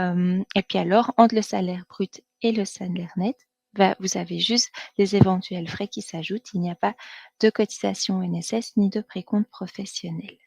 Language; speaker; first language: French; native; French